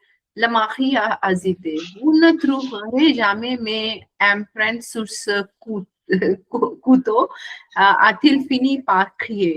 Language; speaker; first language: French; non-native, learner; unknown